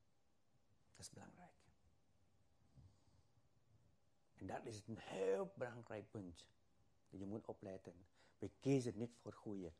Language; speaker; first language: Dutch; non-native, fluent; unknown